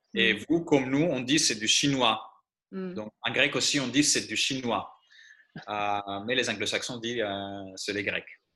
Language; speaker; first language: French; non-native, fluent; Greek